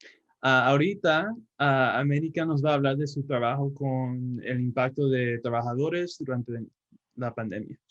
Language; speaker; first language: Spanish; early bilingual, heritage; Spanish